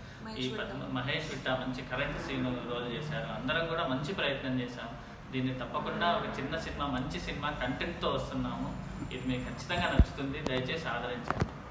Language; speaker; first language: Telugu; native; Telugu